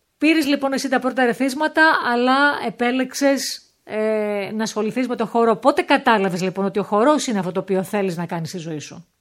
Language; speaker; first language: Greek; native; Greek